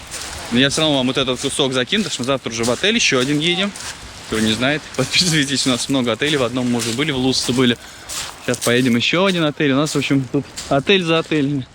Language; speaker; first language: Russian; native; Russian